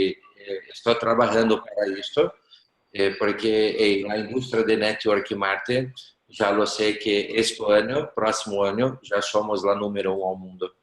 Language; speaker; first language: Portuguese; non-native, learner; Spanish